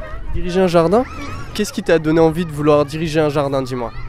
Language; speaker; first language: French; native; French